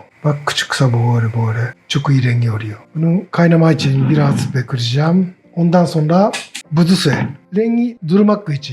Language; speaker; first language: Turkish; non-native, learner; Japanese